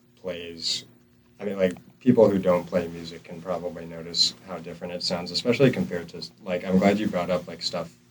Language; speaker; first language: English; native; English